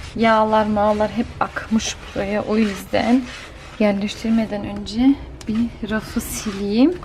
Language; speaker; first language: Turkish; early bilingual, heritage; Turkish